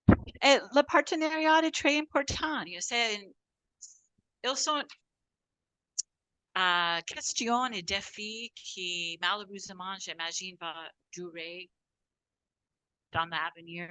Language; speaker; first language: French; non-native, fluent; English